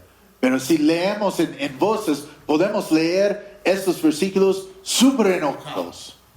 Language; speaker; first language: Spanish; non-native, fluent; English